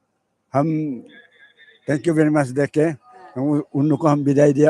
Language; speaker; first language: Hindi; non-native, local second language; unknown